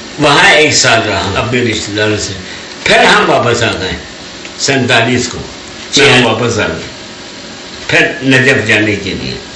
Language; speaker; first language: Urdu; non-native, local second language; Balti